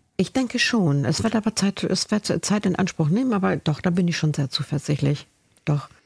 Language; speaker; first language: German; early bilingual, other home language; Spanish